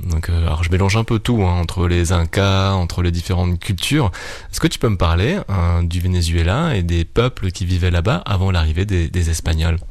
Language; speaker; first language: French; native; French